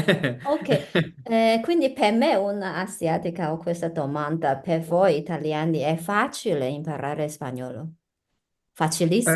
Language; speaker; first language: Italian; non-native, learner; Chinese